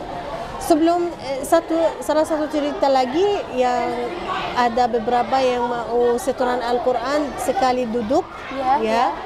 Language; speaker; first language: Indonesian; non-native, fluent; Arabic